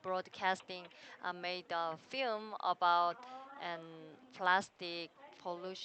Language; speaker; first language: English; non-native, learner; Korean